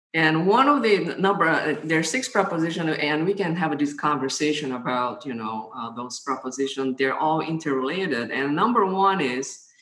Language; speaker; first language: English; non-native, fluent; Portuguese